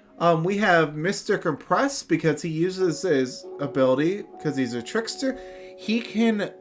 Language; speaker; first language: English; native; English